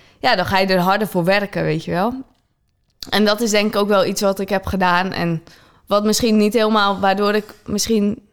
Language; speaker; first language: Dutch; native; Dutch